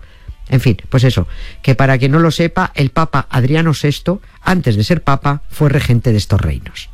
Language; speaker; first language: Spanish; native; Spanish